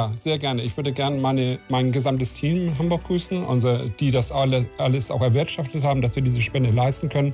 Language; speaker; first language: German; native; German